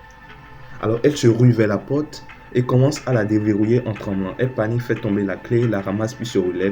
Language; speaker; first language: French; native; French